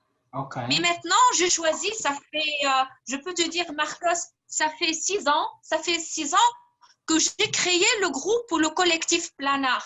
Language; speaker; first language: French; non-native, fluent; Arabic